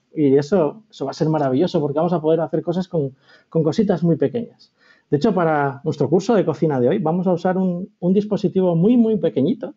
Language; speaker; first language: Spanish; native; Spanish